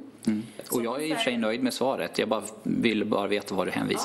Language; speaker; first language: Swedish; native; Swedish